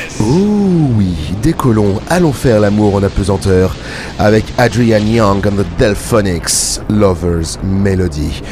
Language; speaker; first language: French; native; French